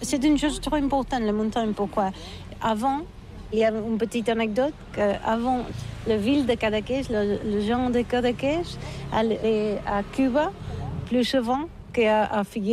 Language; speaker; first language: French; non-native, learner; Catalan